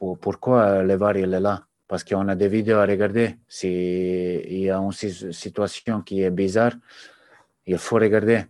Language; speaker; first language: French; non-native, learner; Serbian